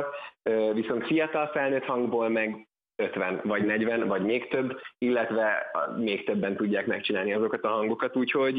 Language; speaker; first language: Hungarian; native; Hungarian